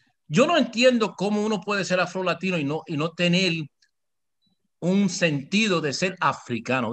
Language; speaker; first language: Spanish; early bilingual, heritage; Spanish